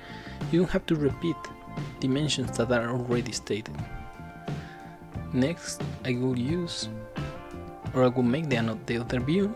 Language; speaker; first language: English; non-native, fluent; Spanish